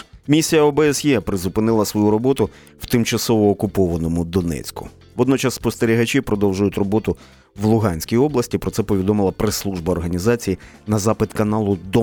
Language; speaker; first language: Ukrainian; native; Ukrainian